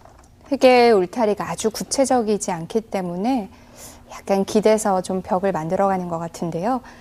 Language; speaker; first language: Korean; native; Korean